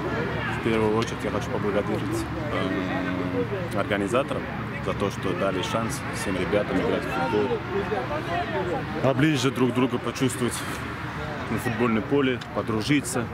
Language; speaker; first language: Russian; non-native, local second language; Uzbek